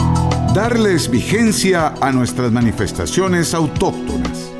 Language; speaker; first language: Spanish; native; Spanish